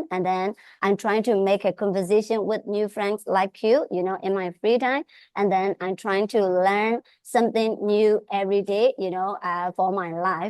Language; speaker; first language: English; non-native, fluent; Burmese